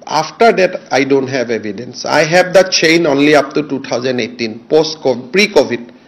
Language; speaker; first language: English; non-native, local second language; Assamese